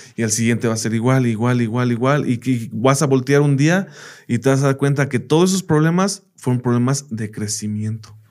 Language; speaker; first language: Spanish; early bilingual, heritage; Spanish